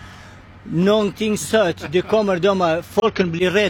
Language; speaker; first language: Swedish; non-native, learner; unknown